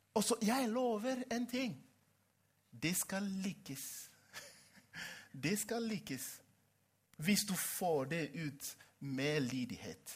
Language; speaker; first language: Swedish; non-native, fluent; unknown